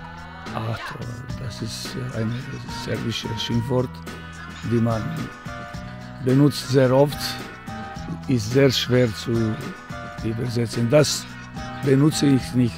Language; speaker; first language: German; non-native, fluent; Serbian